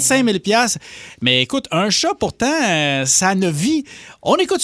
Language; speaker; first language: French; native; French